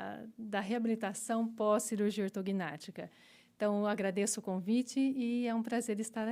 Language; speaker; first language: Portuguese; native; Portuguese